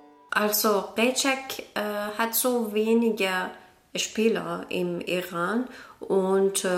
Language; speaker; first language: German; non-native, learner; Persian